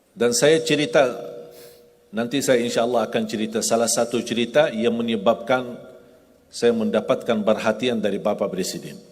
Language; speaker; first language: Indonesian; non-native, fluent; Arabic